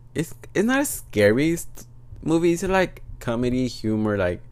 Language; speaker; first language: English; early bilingual, other home language; Spanish